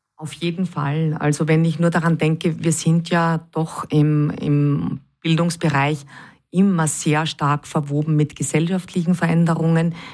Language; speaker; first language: German; native; German